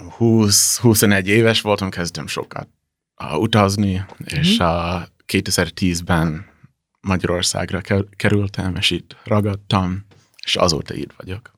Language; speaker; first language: Hungarian; non-native, fluent; English